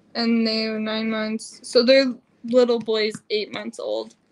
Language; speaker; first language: English; native; English